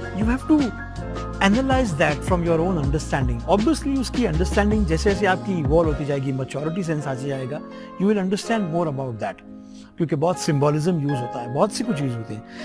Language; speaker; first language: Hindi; non-native, local second language; Marathi